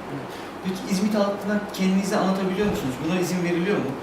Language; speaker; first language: Turkish; native; Turkish